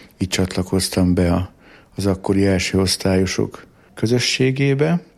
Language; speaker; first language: Hungarian; native; Hungarian